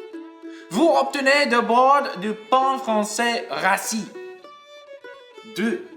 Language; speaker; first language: French; non-native, learner; English